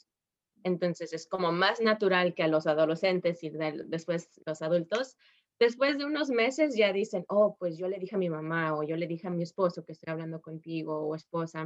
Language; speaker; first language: Spanish; early bilingual, heritage; Spanish